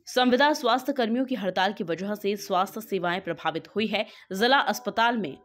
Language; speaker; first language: Hindi; native; Hindi